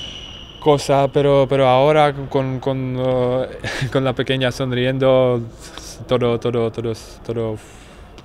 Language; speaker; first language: Spanish; non-native, fluent; Czech